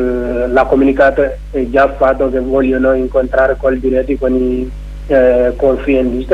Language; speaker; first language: Italian; non-native, learner; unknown